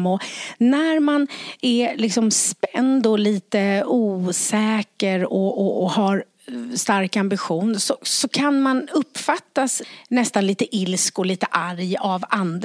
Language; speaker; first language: Swedish; native; Swedish